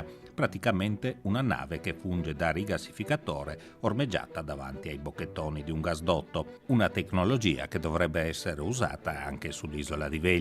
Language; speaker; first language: Italian; native; Italian